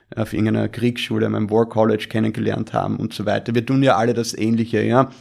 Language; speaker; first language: German; native; German